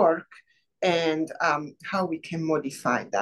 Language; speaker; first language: English; non-native, fluent; Italian